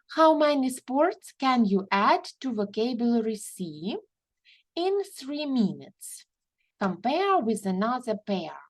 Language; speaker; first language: English; non-native, fluent; Ukrainian